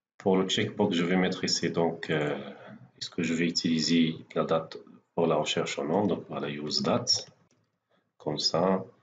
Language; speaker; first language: French; non-native, local second language; Arabic